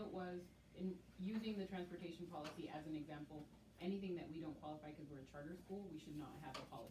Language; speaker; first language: English; native; English